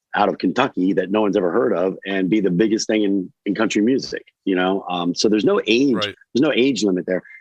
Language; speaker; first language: English; native; English